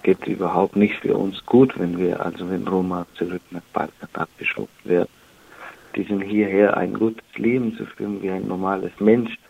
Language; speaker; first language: German; non-native, learner; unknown